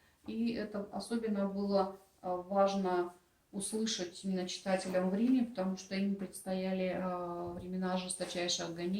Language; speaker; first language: Russian; native; Russian